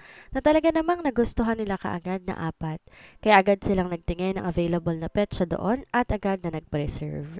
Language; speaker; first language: Filipino; native; Filipino